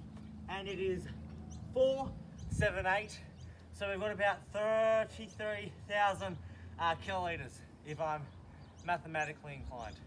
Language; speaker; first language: English; native; English